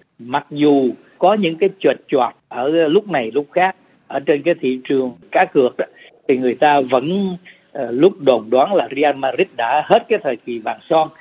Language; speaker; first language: Vietnamese; native; Vietnamese